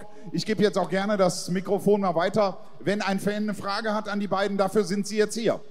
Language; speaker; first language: German; native; German